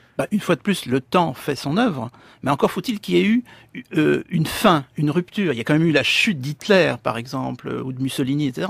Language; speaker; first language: French; native; French